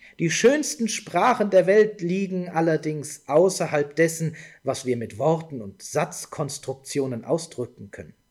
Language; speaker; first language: German; native; German